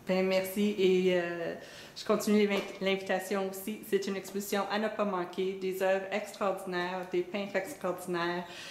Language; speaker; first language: French; native; French